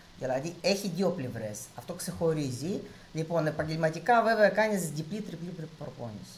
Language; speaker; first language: Greek; non-native, fluent; Russian